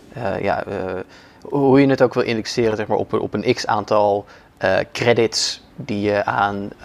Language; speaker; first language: Dutch; native; Dutch